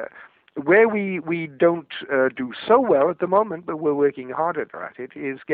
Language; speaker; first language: English; non-native, local second language; Welsh